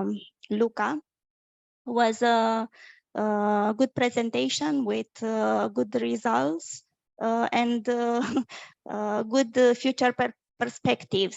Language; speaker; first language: English; non-native, fluent; Romanian